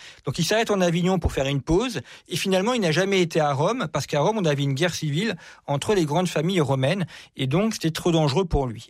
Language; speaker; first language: French; native; French